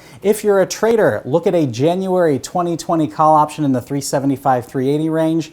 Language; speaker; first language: English; native; English